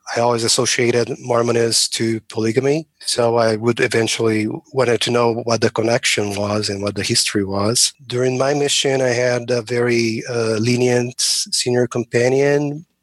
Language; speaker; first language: English; non-native, fluent; Portuguese